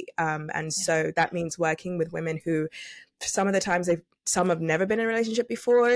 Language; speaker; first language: English; native; English